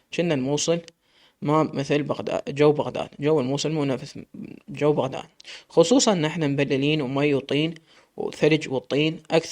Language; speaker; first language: Arabic; native; Arabic